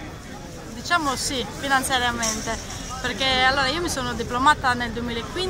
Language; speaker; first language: Italian; native; Italian